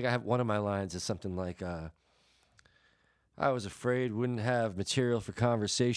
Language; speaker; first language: English; native; English